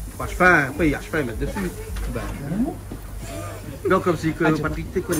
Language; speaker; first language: French; non-native, local second language; Réunion Creole French